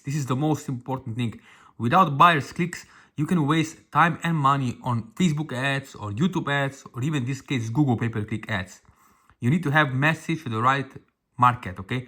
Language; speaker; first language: English; non-native, fluent; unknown